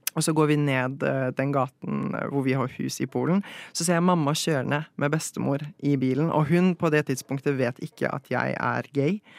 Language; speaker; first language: Norwegian; early bilingual, other home language; Polish